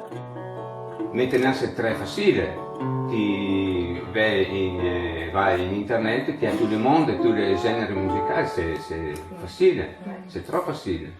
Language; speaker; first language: French; non-native, learner; Italian